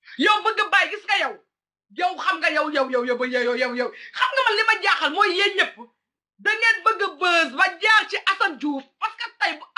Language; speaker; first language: Wolof; early bilingual, heritage; Wolof